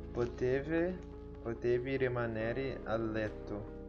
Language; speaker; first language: Italian; non-native, learner; Portuguese